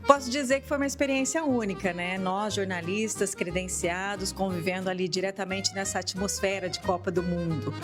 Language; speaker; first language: Portuguese; native; Portuguese